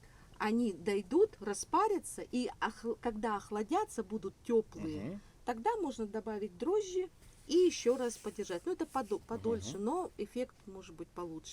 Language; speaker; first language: Russian; native; Russian